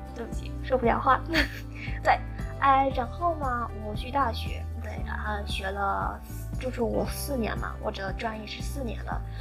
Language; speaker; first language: Chinese; non-native, fluent; Cantonese